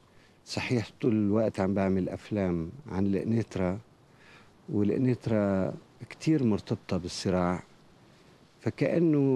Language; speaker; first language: Arabic; native; Arabic